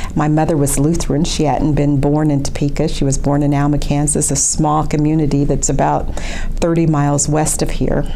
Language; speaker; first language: English; native; English